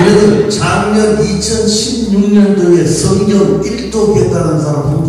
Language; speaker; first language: Korean; native; Korean